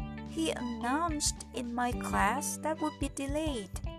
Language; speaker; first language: English; non-native, fluent; Indonesian